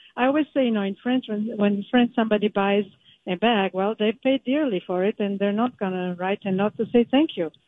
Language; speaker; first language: English; early bilingual, other home language; Turkish